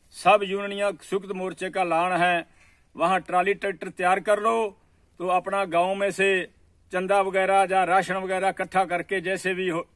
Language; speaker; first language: Hindi; native; Hindi